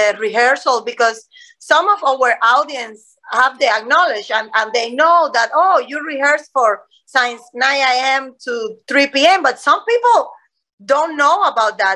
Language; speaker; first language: English; non-native, fluent; Spanish